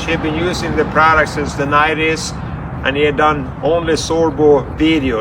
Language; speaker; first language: English; non-native, fluent; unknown